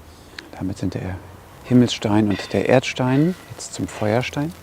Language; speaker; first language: German; native; German